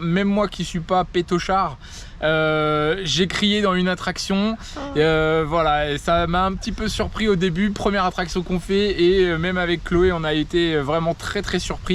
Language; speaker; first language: French; native; French